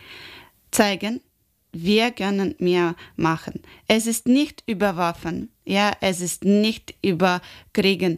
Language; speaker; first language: German; non-native, learner; Ukrainian